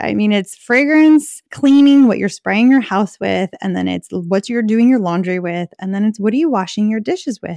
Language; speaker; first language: English; native; English